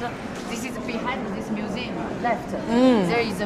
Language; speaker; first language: English; non-native, learner; French